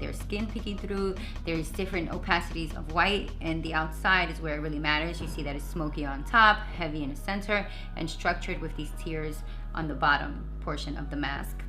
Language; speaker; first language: English; native; English